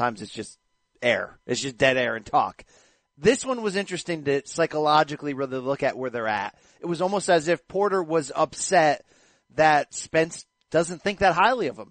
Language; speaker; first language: English; native; English